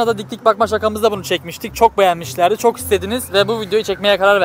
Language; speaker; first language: Turkish; native; Turkish